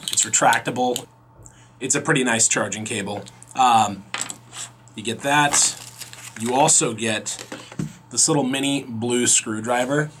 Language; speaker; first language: English; native; English